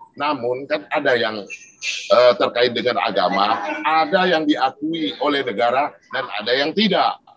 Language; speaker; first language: Indonesian; native; Indonesian